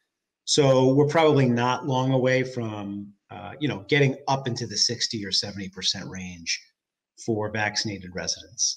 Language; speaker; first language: English; native; English